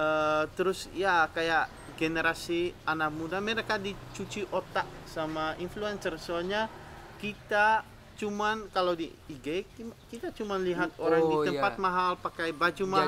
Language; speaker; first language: Indonesian; non-native, fluent; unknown